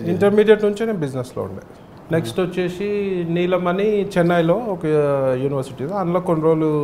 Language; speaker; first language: Telugu; native; Telugu